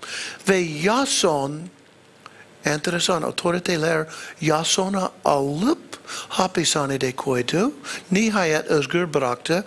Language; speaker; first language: Turkish; non-native, fluent; English